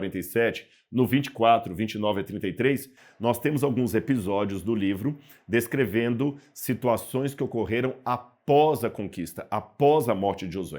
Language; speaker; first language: Portuguese; native; Portuguese